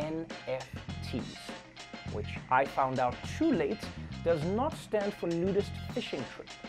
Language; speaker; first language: English; non-native, fluent; Dutch